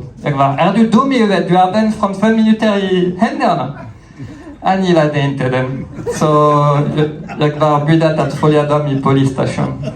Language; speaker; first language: Swedish; non-native, fluent; French